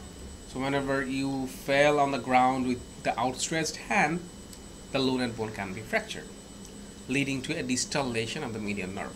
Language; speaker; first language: English; non-native, local second language; Bangla